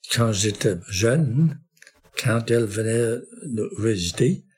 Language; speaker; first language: French; non-native, local second language; English